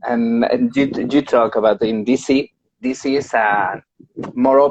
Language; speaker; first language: English; non-native, learner; Spanish